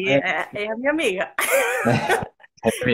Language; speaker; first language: Portuguese; non-native, fluent; Spanish